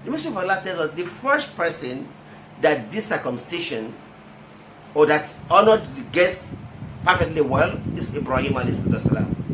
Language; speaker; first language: English; non-native, local second language; Yoruba